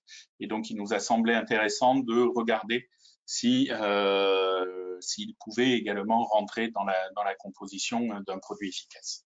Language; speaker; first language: French; native; French